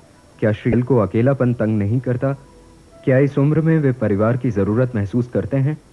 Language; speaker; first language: Hindi; native; Hindi